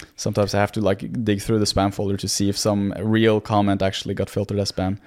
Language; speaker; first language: English; non-native, fluent; Norwegian